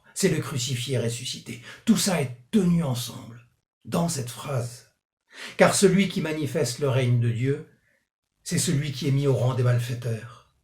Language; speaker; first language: French; native; French